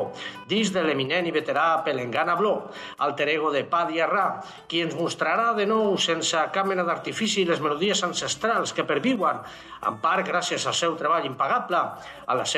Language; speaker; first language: Catalan; native; Catalan